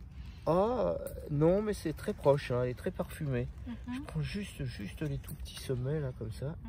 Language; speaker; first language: French; native; French